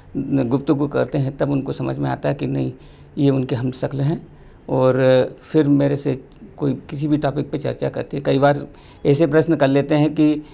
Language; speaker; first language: Hindi; native; Hindi